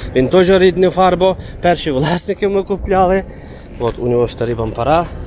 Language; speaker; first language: Ukrainian; early bilingual, heritage; Turkish